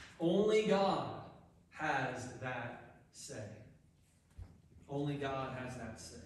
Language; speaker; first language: English; native; English